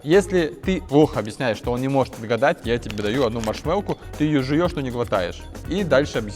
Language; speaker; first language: Russian; native; Russian